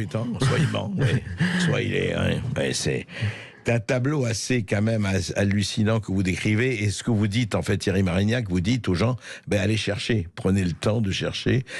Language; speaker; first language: French; native; French